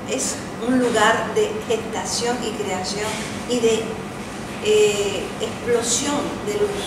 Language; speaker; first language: Spanish; early bilingual, heritage; Spanish